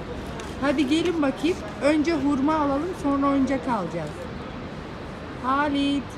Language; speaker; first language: Turkish; native; Turkish